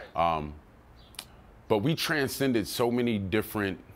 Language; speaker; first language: English; native; English